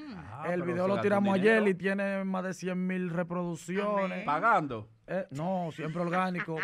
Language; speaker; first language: Spanish; native; Spanish